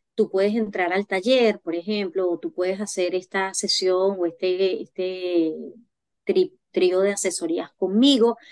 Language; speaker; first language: Spanish; native; Spanish